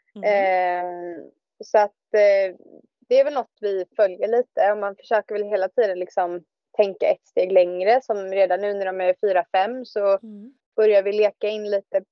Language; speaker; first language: Swedish; native; Swedish